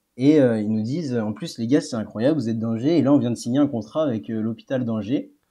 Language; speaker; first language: French; native; French